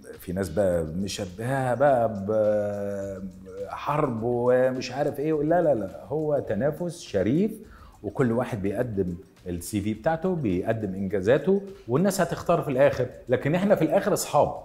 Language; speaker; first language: Arabic; native; Arabic